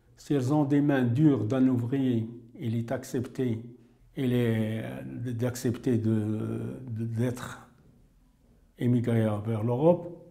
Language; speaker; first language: French; non-native, local second language; Arabic